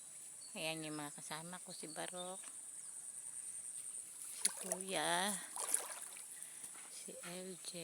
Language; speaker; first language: Filipino; native; Filipino